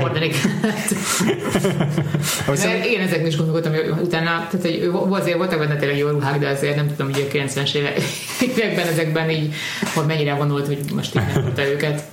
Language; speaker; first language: Hungarian; native; Hungarian